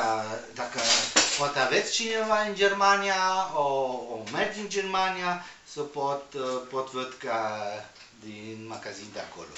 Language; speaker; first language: Romanian; non-native, learner; Spanish